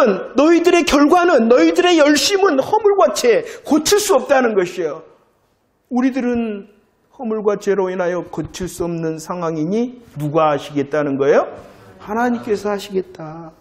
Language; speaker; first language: Korean; native; Korean